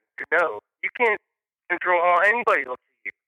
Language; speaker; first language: English; native; English